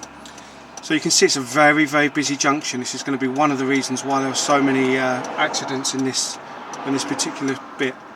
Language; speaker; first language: English; native; English